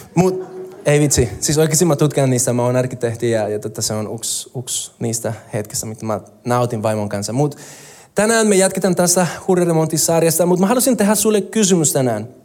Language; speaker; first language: Finnish; non-native, fluent; Spanish